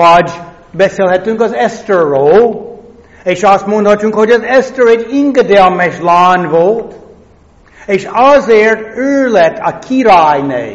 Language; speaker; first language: Hungarian; non-native, fluent; English